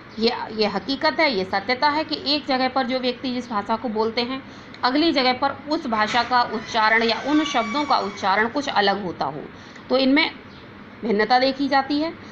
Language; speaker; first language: Hindi; native; Hindi